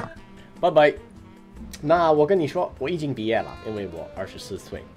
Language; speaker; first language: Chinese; non-native, fluent; English